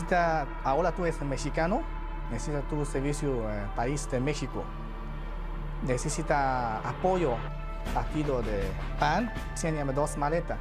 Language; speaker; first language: Spanish; non-native, learner; Chinese